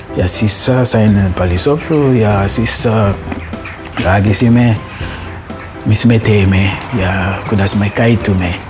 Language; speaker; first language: Estonian; non-native, learner; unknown